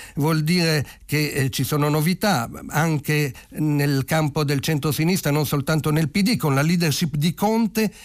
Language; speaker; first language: Italian; native; Italian